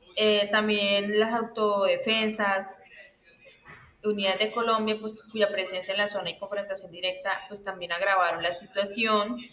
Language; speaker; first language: Spanish; native; Spanish